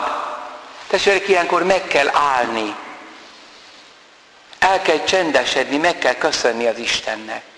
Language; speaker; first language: Hungarian; native; Hungarian